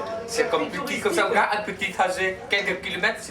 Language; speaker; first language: French; non-native, fluent; Vietnamese